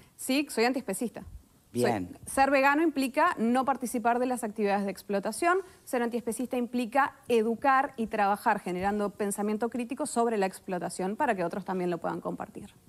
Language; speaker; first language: Spanish; native; Spanish